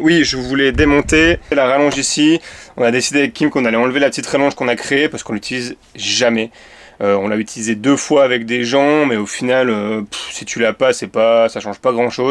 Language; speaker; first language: French; native; French